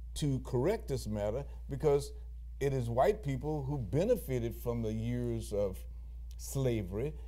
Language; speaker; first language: English; native; English